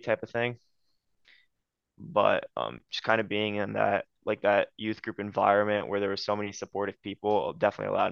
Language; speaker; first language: English; native; English